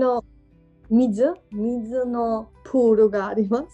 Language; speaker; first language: Japanese; non-native, learner; Georgian